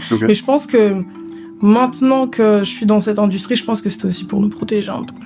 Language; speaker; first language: French; native; French